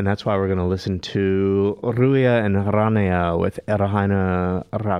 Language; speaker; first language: English; native; English